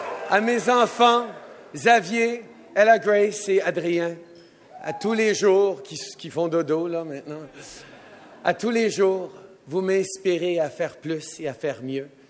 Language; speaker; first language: French; native; French